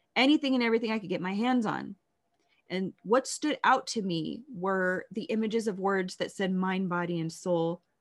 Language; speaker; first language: English; native; English